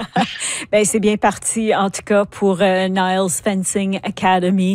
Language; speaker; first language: French; native; French